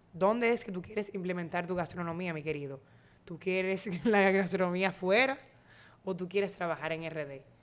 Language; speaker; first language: Spanish; native; Spanish